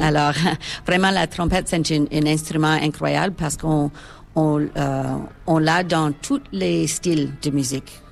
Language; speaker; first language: French; non-native, local second language; English